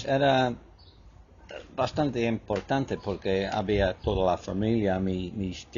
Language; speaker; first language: Spanish; non-native, fluent; English